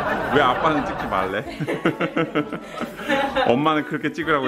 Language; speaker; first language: Korean; native; Korean